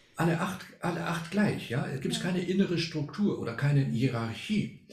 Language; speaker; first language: German; non-native, fluent; Spanish